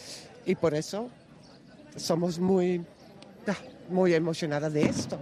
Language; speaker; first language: Spanish; non-native, learner; Dutch